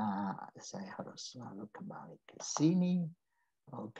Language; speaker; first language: Indonesian; non-native, fluent; English